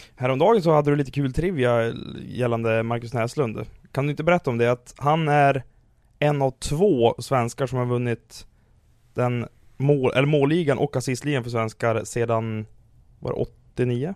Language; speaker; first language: Swedish; native; Swedish